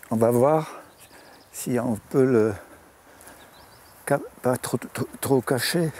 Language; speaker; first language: French; non-native, fluent; German